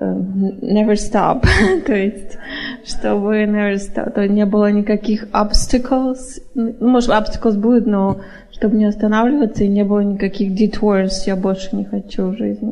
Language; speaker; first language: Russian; early bilingual, heritage; Russian